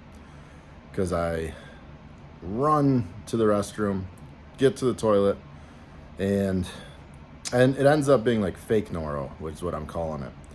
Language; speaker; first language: English; native; English